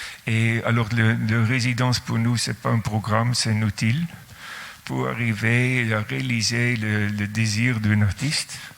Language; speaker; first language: French; non-native, fluent; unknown